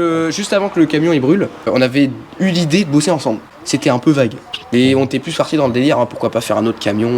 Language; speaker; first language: French; native; French